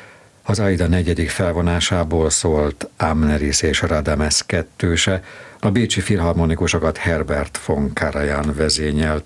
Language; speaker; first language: Hungarian; native; Hungarian